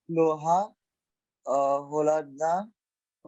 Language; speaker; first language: Russian; non-native, learner; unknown